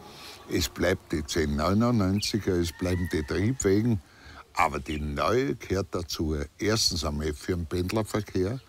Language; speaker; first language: German; native; German